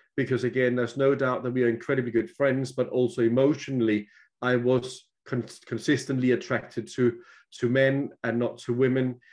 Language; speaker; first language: English; non-native, fluent; Danish